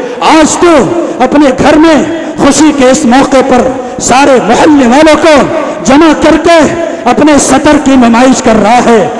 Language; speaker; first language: Urdu; native; Urdu